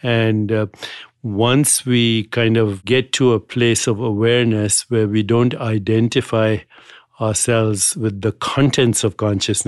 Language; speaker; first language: English; non-native, local second language; Hindi